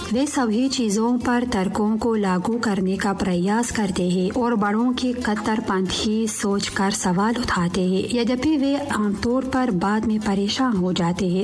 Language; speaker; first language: Hindi; non-native, fluent; Tajik